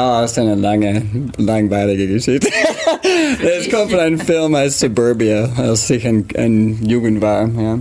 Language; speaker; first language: German; non-native, learner; English